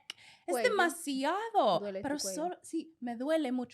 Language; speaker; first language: Spanish; non-native, learner; English